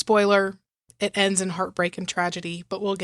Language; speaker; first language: English; native; English